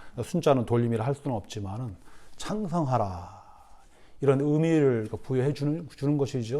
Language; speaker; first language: Korean; native; Korean